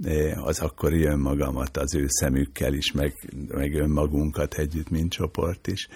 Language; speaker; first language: Hungarian; native; Hungarian